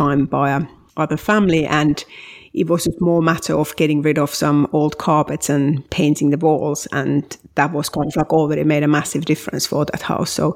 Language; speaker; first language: English; non-native, fluent; Finnish